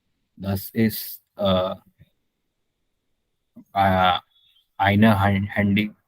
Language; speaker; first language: German; non-native, learner; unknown